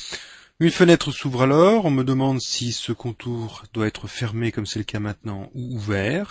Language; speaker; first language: French; native; French